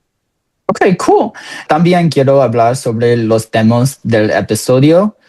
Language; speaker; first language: Spanish; non-native, learner; English